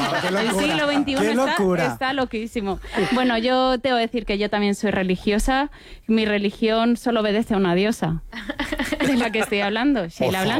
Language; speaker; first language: Spanish; native; Spanish